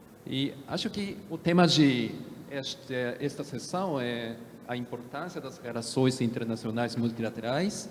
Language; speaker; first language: Portuguese; non-native, fluent; Japanese